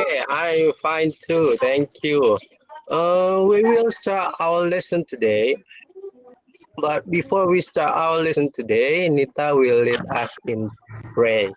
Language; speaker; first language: English; non-native, fluent; Indonesian